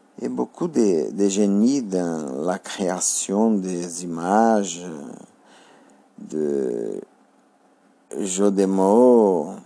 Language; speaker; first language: French; non-native, learner; Portuguese